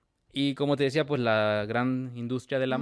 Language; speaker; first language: Spanish; native; Spanish